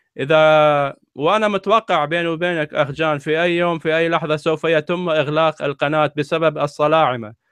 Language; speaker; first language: Arabic; native; Arabic